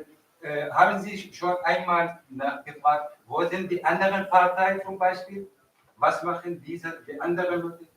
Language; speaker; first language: German; non-native, learner; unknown